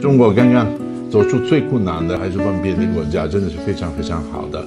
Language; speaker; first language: Chinese; non-native, fluent; Italian